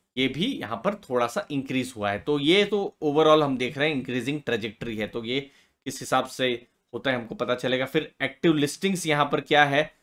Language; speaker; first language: Hindi; native; Hindi